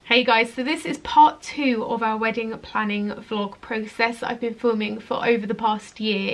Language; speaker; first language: English; native; English